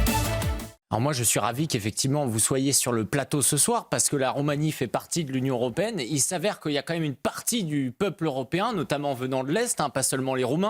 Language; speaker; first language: French; native; French